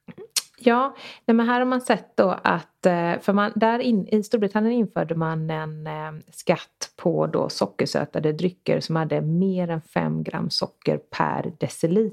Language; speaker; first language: Swedish; native; Swedish